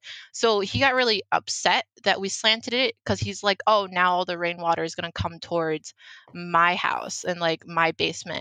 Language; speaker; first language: English; early bilingual, other home language; Chinese